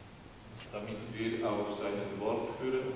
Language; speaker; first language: German; non-native, fluent; Polish